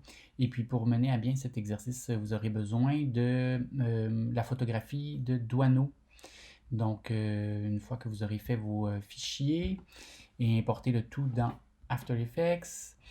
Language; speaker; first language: French; native; French